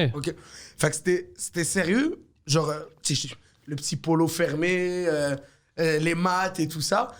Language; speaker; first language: French; early bilingual, other home language; Arabic